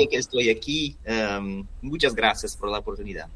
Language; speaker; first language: Spanish; non-native, learner; Portuguese